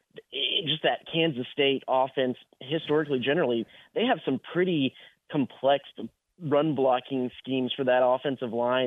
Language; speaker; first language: English; native; English